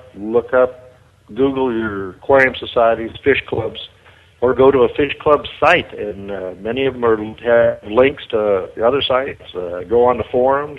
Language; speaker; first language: English; native; English